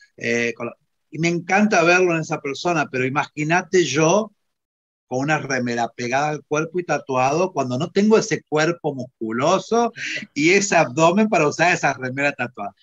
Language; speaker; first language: Spanish; non-native, fluent; Italian